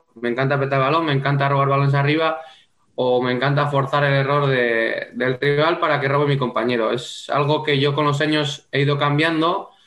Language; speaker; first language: Spanish; native; Spanish